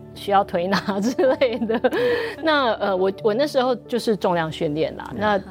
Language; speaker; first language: Chinese; native; Chinese